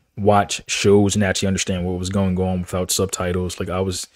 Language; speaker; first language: English; native; English